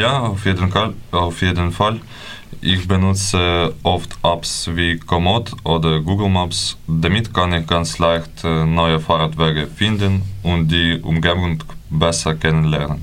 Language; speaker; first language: German; non-native, fluent; Ukrainian